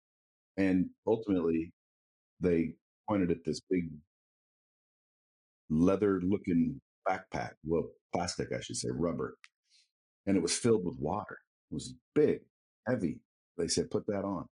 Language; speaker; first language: English; native; English